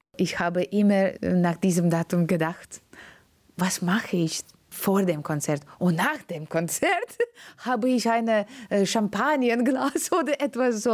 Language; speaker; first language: German; non-native, learner; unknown